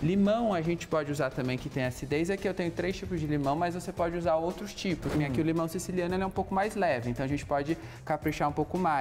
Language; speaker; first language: Portuguese; native; Portuguese